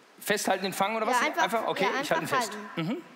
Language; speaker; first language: German; native; German